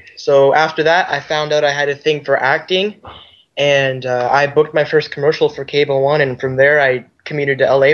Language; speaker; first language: English; native; English